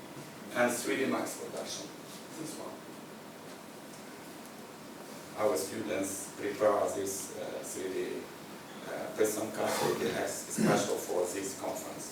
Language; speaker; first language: English; non-native, learner; Ukrainian